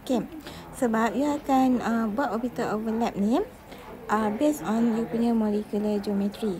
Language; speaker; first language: English; non-native, local second language; Malay